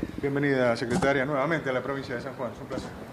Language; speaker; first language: Spanish; native; Spanish